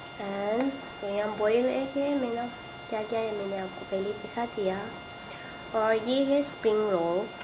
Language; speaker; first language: Hindi; non-native, local second language; Tibetan